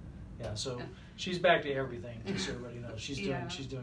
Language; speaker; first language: English; native; English